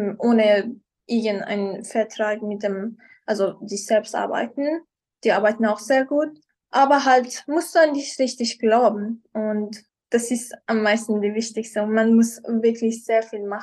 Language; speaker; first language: German; non-native, fluent; Persian